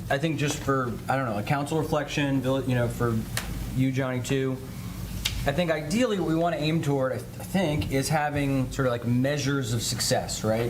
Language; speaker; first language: English; native; English